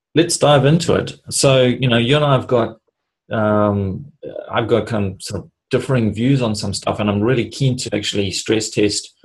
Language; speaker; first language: English; native; English